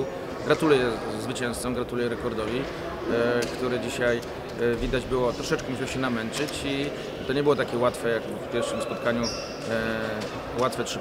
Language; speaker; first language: Polish; native; Polish